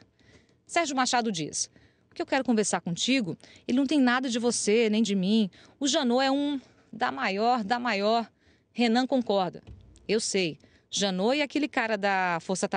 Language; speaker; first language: Portuguese; native; Portuguese